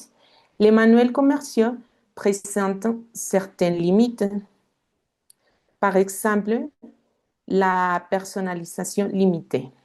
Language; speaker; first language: French; non-native, fluent; Spanish